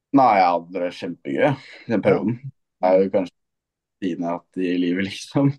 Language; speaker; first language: Norwegian; native; Norwegian